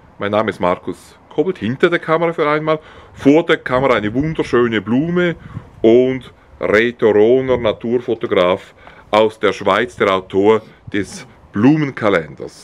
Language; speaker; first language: German; native; German